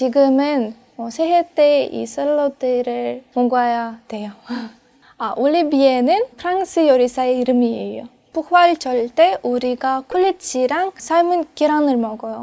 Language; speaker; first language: Korean; non-native, fluent; Russian